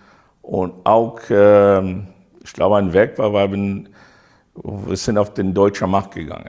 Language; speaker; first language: German; non-native, fluent; English